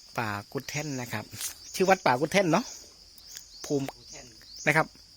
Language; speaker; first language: Thai; native; Thai